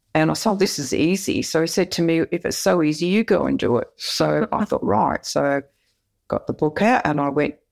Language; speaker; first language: English; native; English